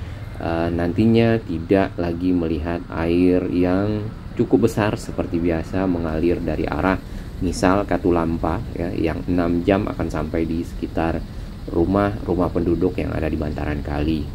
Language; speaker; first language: Indonesian; native; Indonesian